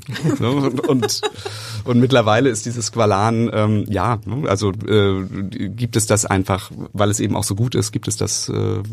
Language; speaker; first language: German; native; German